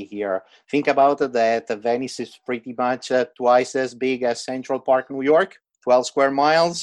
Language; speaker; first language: English; non-native, fluent; Italian